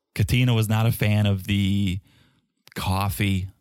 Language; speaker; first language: English; native; English